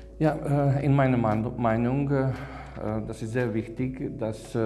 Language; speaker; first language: German; non-native, learner; Hungarian